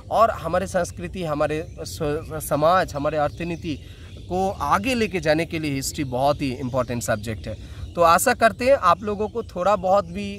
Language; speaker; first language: Hindi; non-native, local second language; Bangla